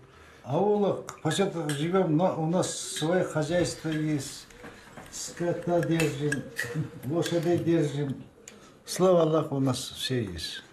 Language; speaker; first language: Russian; non-native, local second language; Kazakh